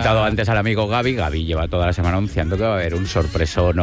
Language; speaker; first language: Spanish; native; Spanish